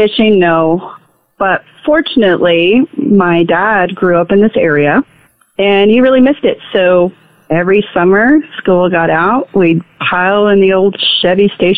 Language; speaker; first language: English; native; English